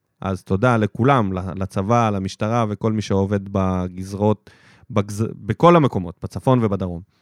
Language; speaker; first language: Hebrew; early bilingual, other home language; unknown